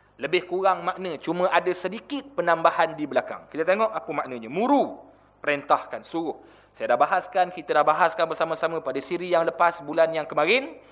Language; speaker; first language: Malay; native; Malay